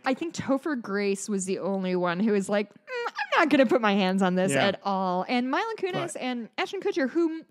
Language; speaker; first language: English; native; English